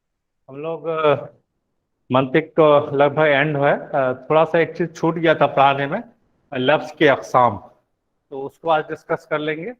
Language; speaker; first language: Urdu; native; Urdu